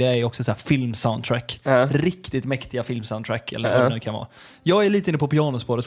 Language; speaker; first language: Swedish; native; Swedish